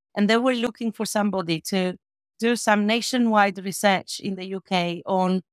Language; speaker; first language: English; non-native, fluent; Albanian